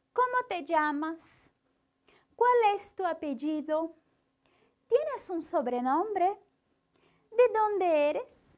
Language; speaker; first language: Spanish; non-native, fluent; Portuguese